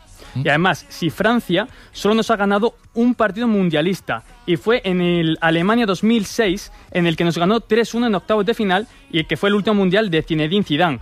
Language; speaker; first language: Spanish; native; Spanish